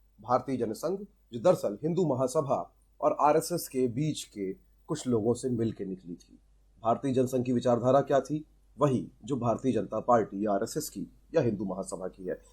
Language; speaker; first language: Hindi; native; Hindi